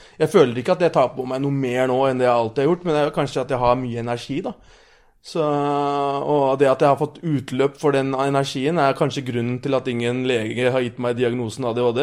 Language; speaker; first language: Norwegian; early bilingual, other home language; Urdu